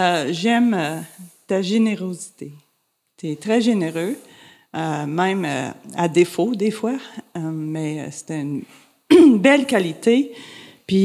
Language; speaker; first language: French; native; French